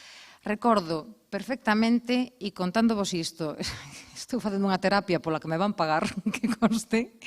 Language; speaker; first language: Galician; native; Galician